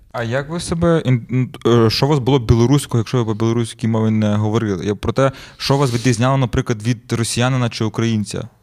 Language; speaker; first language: Ukrainian; native; Ukrainian